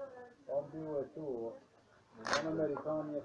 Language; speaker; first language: Polish; non-native, learner; Slovenian